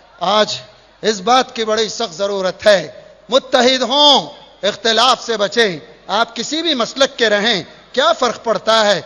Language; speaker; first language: Urdu; native; Urdu